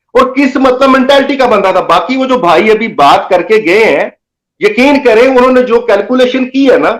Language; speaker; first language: Urdu; non-native, local second language; Punjabi